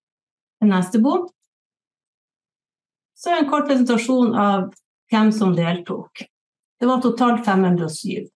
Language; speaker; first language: Norwegian; native; Norwegian